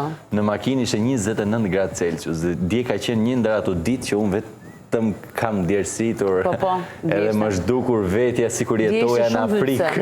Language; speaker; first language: Albanian; native; Albanian